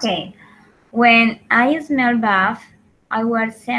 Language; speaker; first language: English; non-native, learner; Spanish